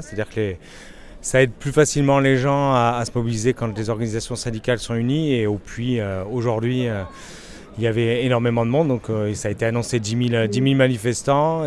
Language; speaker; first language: French; native; French